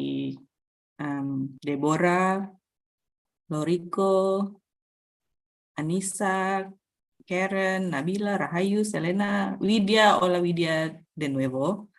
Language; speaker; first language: Spanish; non-native, fluent; Indonesian